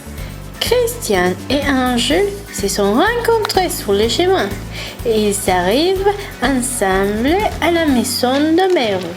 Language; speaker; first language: French; non-native, learner; Spanish